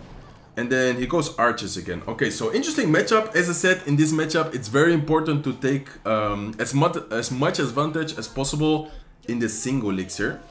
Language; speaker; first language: English; non-native, fluent; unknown